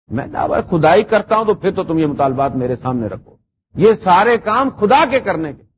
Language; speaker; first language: Urdu; non-native, local second language; Punjabi